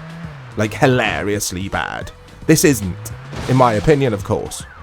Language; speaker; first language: English; native; English